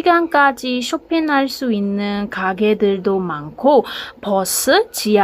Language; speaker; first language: Korean; non-native, fluent; Burmese